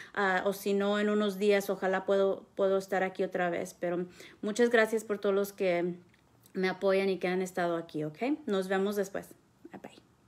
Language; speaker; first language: Spanish; early bilingual, heritage; Spanish